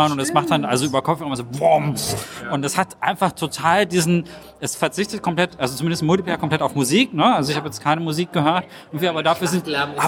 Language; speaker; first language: German; native; German